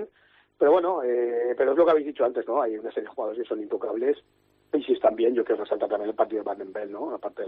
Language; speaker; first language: Spanish; native; Spanish